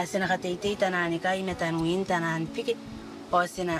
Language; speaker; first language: English; non-native, fluent; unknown